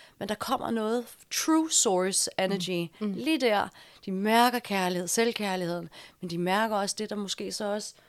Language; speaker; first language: Danish; early bilingual, other home language; English